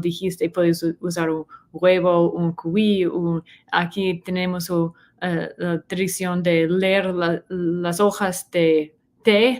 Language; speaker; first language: Spanish; non-native, fluent; English